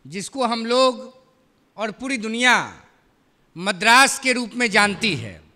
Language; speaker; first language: Hindi; native; Hindi